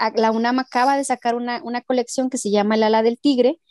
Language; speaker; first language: Spanish; non-native, local second language; Mixtepec Mixtec